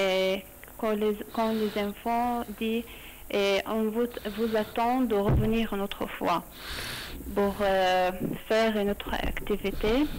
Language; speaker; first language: French; non-native, learner; Arabic